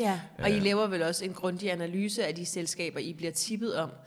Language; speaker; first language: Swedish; non-native, learner; Danish